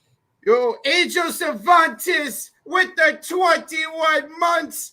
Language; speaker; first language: English; native; English